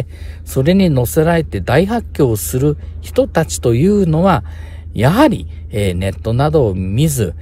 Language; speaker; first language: Japanese; native; Japanese